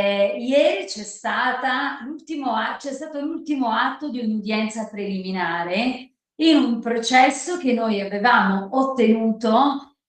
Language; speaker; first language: Italian; native; Italian